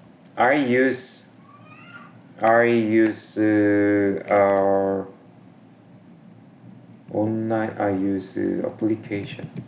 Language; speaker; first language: English; non-native, learner; Korean